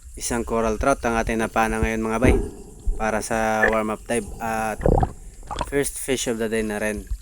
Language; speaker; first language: Filipino; non-native, local second language; Bikol